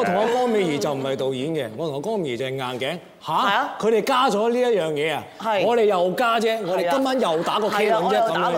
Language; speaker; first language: Cantonese; native; Cantonese